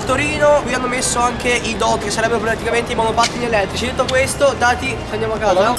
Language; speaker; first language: Italian; native; Italian